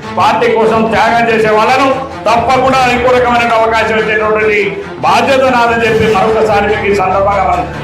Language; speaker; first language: Telugu; non-native, local second language; Lambadi